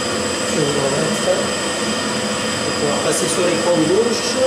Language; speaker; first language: French; native; French